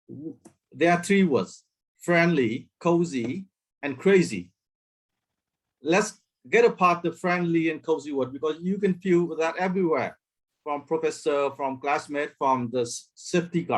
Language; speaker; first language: English; non-native, learner; Vietnamese